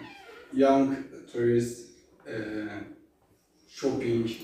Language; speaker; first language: English; non-native, learner; Turkish